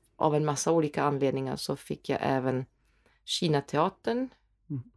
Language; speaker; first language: Swedish; non-native, fluent; German